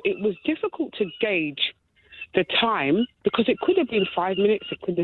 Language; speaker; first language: English; native; English